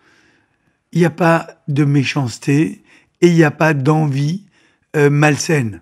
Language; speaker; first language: French; native; French